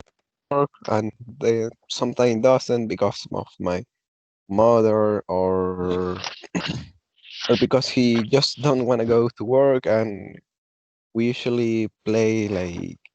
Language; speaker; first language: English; non-native, learner; Spanish